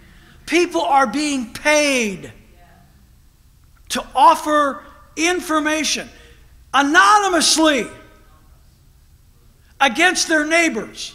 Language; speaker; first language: English; native; English